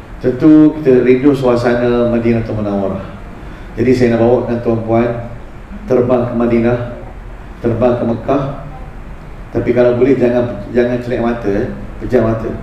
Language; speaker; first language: Malay; early bilingual, heritage; Malay